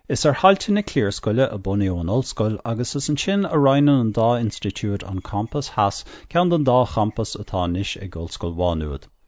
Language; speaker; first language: Irish; non-native, local second language; English